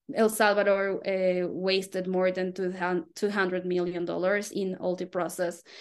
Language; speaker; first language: English; non-native, fluent; Spanish